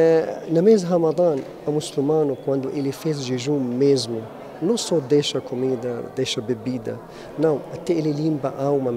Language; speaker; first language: Portuguese; non-native, learner; Arabic